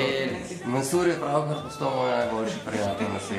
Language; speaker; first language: Slovenian; native; Slovenian